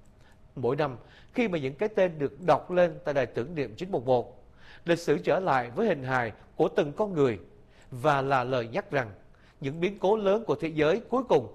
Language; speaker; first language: Vietnamese; native; Vietnamese